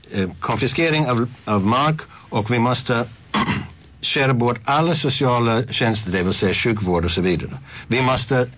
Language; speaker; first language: Swedish; non-native, fluent; English